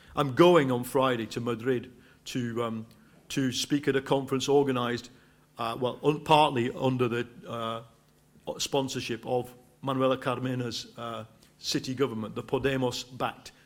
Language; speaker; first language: English; native; English